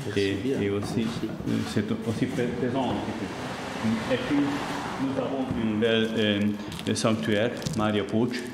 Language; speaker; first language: French; non-native, learner; Hungarian